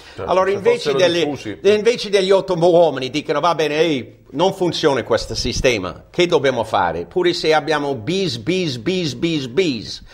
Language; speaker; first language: Italian; non-native, fluent; English